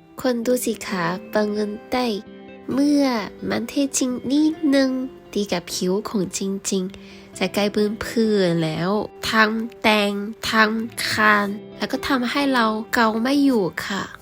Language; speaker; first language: Thai; non-native, fluent; Chinese